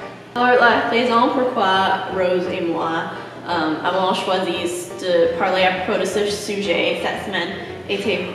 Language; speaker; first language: French; non-native, learner; English